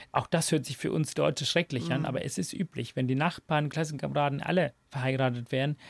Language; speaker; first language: German; non-native, fluent; Tamil